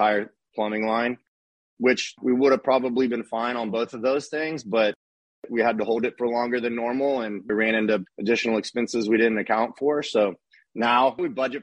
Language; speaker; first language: English; native; English